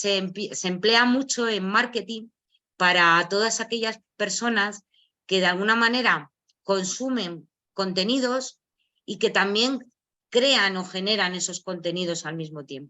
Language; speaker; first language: Spanish; native; Spanish